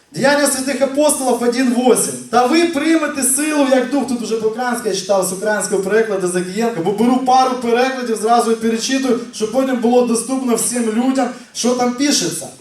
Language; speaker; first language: Ukrainian; non-native, local second language; Russian